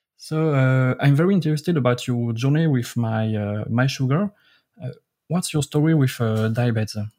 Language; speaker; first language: English; non-native, learner; French